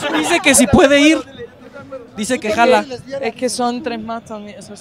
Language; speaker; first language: Spanish; native; Spanish